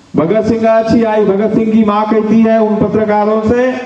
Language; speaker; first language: Hindi; non-native, local second language; Marathi